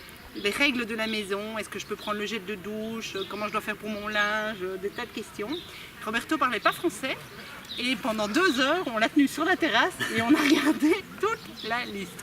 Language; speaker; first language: French; native; French